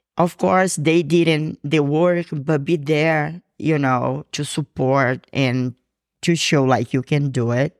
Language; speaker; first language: English; non-native, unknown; Portuguese